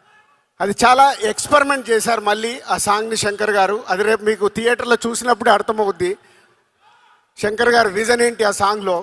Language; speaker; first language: Telugu; native; Telugu